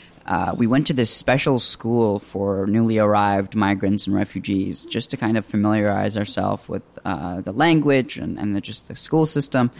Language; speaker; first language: English; early bilingual, other home language; Arabic